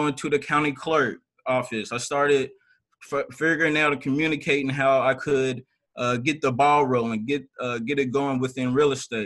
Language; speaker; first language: English; native; English